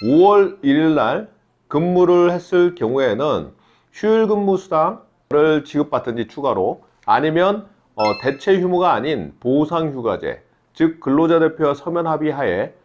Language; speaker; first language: Korean; native; Korean